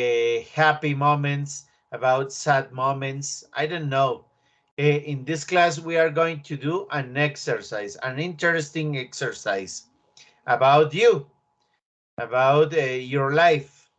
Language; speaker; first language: English; non-native, learner; Spanish